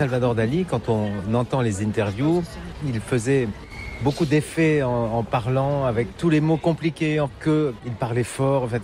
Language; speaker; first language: French; native; French